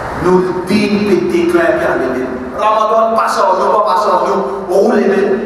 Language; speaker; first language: French; non-native, local second language; Morisyen